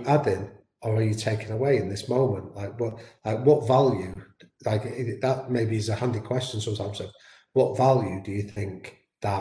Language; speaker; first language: English; native; English